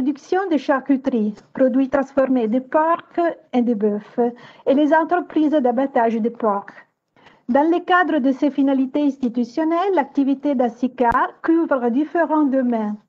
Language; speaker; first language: French; non-native, fluent; Italian